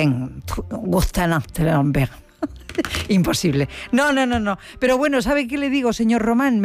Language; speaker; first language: Spanish; native; Spanish